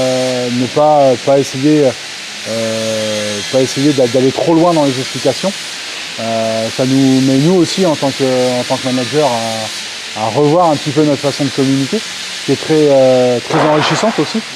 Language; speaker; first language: French; native; French